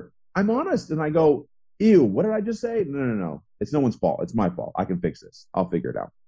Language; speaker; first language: English; native; English